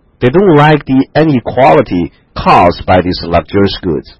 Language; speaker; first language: English; non-native, fluent; Chinese